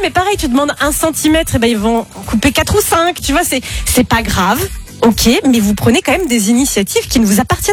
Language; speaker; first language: French; native; French